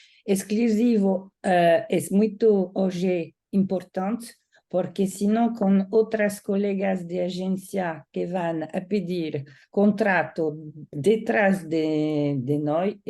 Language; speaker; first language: Portuguese; non-native, learner; Italian